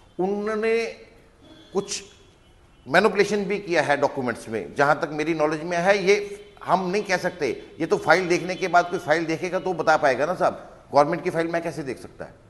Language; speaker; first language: Hindi; native; Hindi